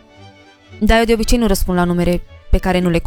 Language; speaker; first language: Romanian; native; Romanian